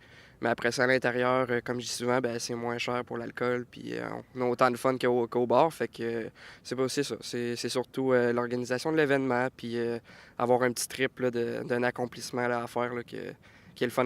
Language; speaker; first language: French; native; French